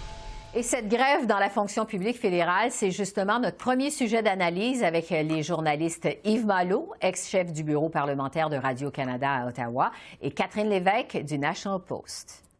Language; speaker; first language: French; native; French